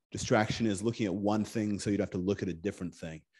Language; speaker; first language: English; native; English